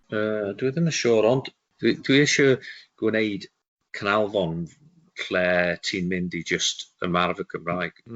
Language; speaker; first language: Welsh; non-native, local second language; English